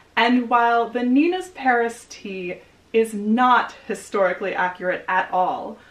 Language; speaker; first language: English; native; English